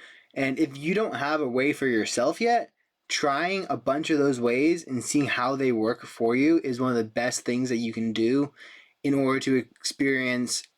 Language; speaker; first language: English; native; English